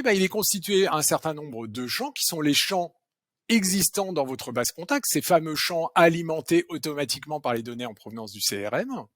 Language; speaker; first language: French; native; French